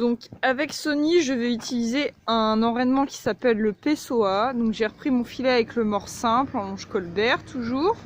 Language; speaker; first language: French; native; French